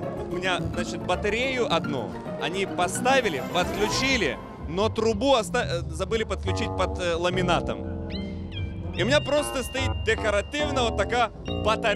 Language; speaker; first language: Russian; native; Russian